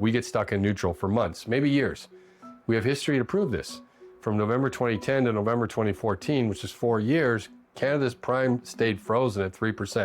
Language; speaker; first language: English; native; English